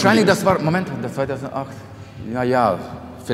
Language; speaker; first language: German; non-native, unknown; Russian